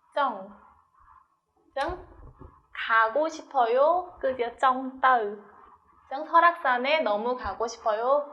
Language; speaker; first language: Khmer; non-native, fluent; Korean